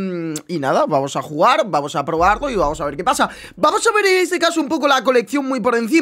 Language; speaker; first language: Spanish; native; Spanish